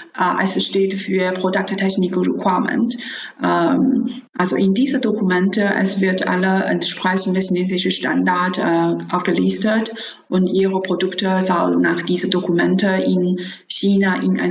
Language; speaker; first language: German; non-native, fluent; Chinese